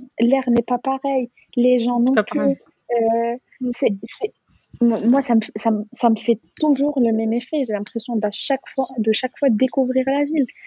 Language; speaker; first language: French; non-native, local second language; Arabic